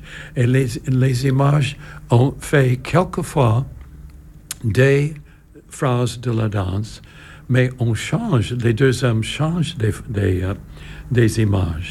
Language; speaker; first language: French; non-native, learner; English